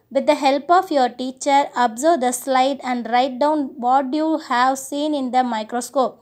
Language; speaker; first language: English; non-native, local second language; Tamil